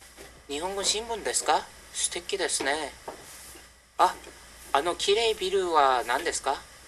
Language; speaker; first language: Japanese; non-native, learner; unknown